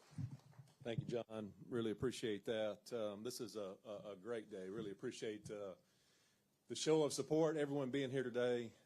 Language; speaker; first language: English; native; English